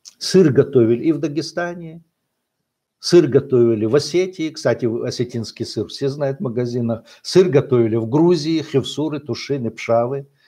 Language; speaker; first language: Russian; non-native, local second language; Chechen